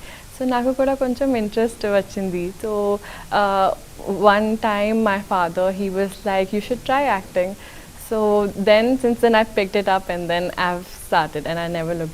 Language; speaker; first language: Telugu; non-native, local second language; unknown